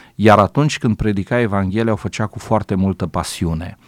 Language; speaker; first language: Romanian; native; Romanian